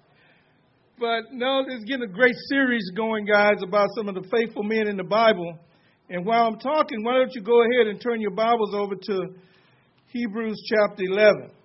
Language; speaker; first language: English; native; English